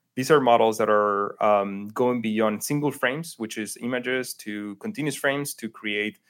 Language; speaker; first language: English; non-native, fluent; Spanish